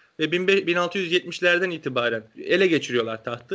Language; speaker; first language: Turkish; native; Turkish